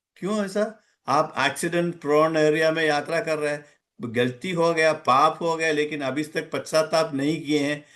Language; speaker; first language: Hindi; non-native, local second language; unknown